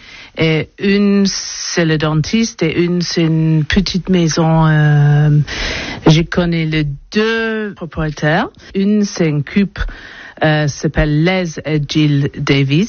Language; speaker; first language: French; non-native, learner; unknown